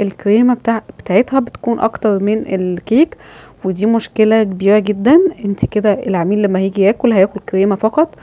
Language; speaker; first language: Arabic; native; Arabic